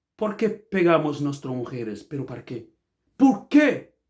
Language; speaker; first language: Spanish; non-native, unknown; Fula